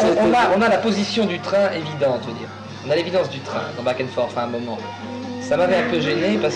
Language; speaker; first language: French; native; French